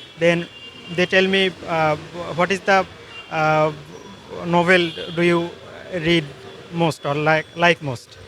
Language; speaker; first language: English; non-native, learner; Bangla